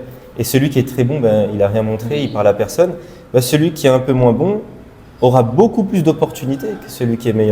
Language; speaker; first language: French; non-native, local second language; Malagasy